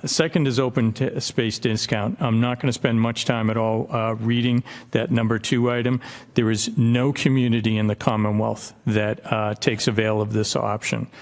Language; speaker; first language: English; native; English